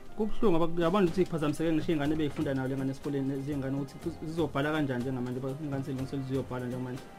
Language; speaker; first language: Zulu; native; Zulu